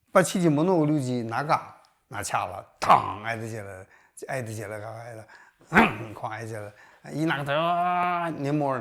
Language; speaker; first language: Russian; non-native, learner; Chinese